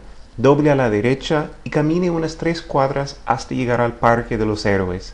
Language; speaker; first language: Spanish; non-native, fluent; English